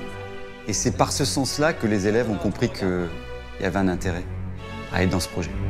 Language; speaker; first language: French; native; French